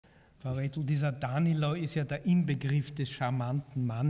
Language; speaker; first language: German; native; German